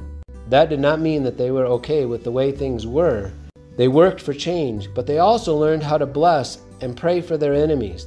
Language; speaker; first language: English; native; English